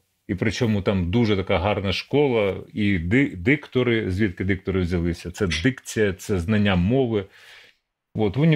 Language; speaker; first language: Ukrainian; native; Ukrainian